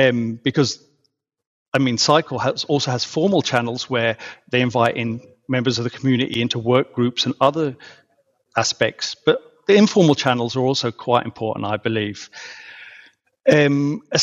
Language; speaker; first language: English; native; English